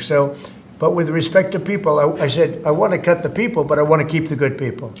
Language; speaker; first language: English; native; English